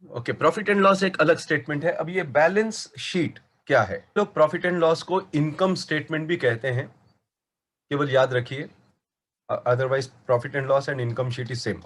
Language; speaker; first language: Hindi; non-native, local second language; Marathi